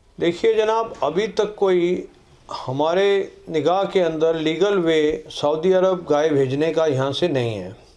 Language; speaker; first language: Hindi; non-native, local second language; Punjabi